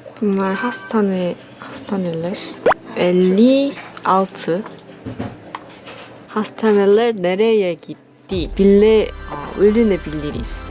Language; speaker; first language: Turkish; non-native, learner; Korean